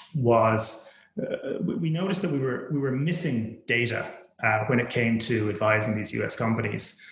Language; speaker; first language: English; native; English